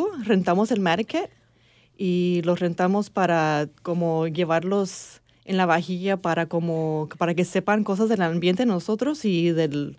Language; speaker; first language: Spanish; early bilingual, heritage; English